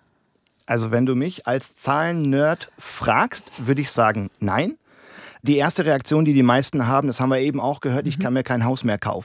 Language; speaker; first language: German; native; German